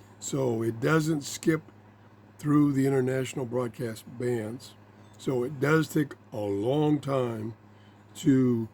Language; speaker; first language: English; native; English